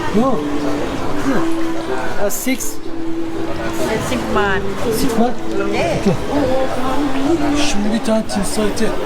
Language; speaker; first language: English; non-native, learner; Turkish